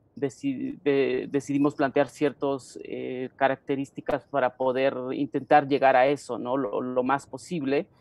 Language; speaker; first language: Spanish; non-native, local second language; Mixtepec Mixtec